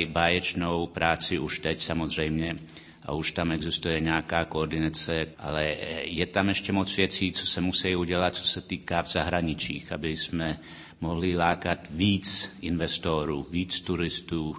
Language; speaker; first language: Czech; early bilingual, heritage; Czech